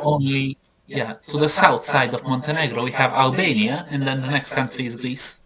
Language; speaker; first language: English; non-native, fluent; Serbian